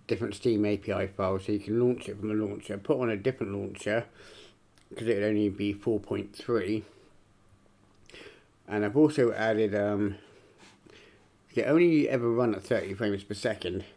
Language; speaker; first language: English; native; English